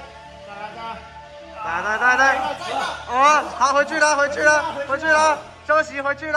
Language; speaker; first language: Chinese; native; Chinese